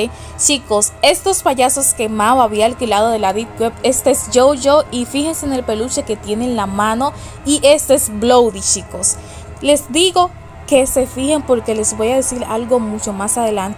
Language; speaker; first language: Spanish; native; Spanish